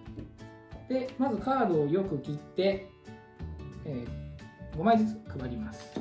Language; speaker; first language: Japanese; native; Japanese